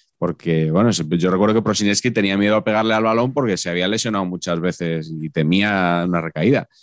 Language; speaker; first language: Spanish; native; Spanish